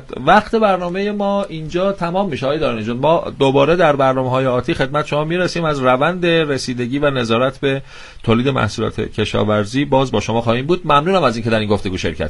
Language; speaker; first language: Persian; native; Persian